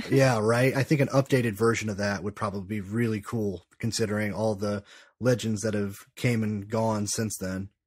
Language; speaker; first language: English; native; English